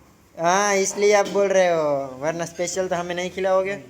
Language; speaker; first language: Hindi; non-native, local second language; Gujarati